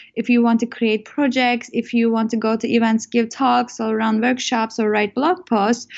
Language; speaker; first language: English; non-native, fluent; Turkish